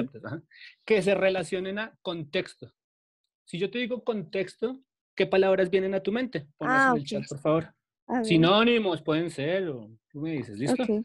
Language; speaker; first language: Spanish; native; Spanish